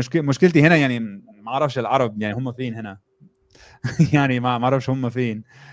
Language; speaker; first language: Arabic; non-native, fluent; English